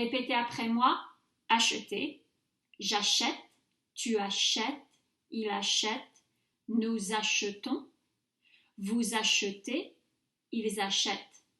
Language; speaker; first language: French; non-native, fluent; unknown